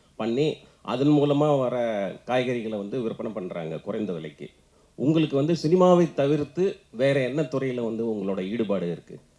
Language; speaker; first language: Tamil; native; Tamil